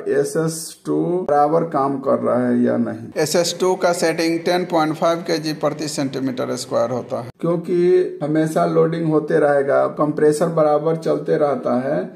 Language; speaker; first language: Hindi; native; Hindi